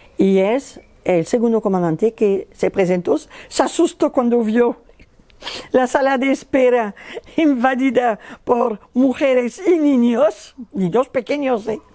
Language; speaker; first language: Spanish; non-native, fluent; French